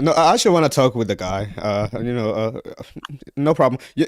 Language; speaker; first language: English; native; English